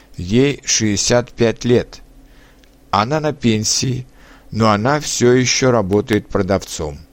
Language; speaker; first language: Russian; non-native, fluent; Czech